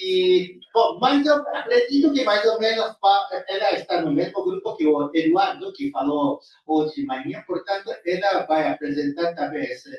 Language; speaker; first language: Portuguese; non-native, fluent; Japanese